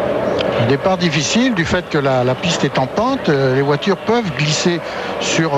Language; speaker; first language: French; native; French